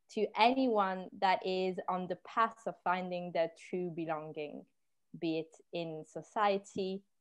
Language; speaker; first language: English; non-native, fluent; French